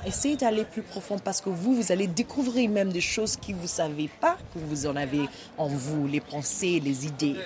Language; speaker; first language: French; non-native, learner; Igbo